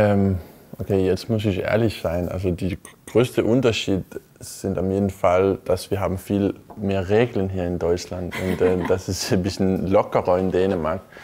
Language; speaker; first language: German; non-native, fluent; Danish